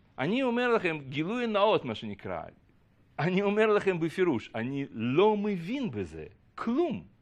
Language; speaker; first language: Hebrew; non-native, fluent; Russian